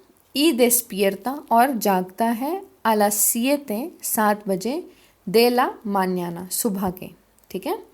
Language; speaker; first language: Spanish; non-native, fluent; Hindi